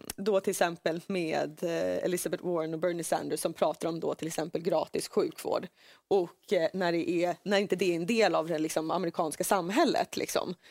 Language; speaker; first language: Swedish; native; Swedish